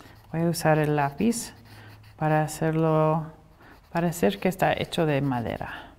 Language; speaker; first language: Spanish; non-native, fluent; English